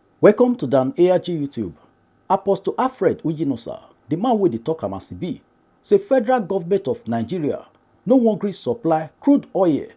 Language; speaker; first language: Nigerian Pidgin; native; Nigerian Pidgin